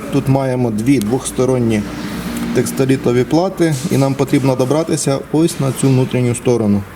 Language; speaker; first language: Ukrainian; non-native, local second language; Russian